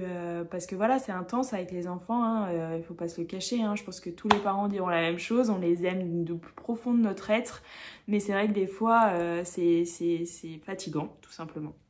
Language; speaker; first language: French; native; French